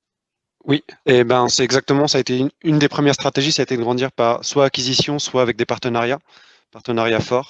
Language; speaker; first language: French; native; French